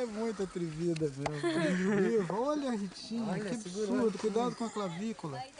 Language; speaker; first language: Portuguese; native; Portuguese